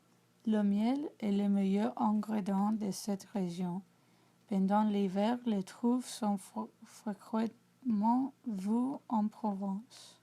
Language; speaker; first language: French; non-native, learner; English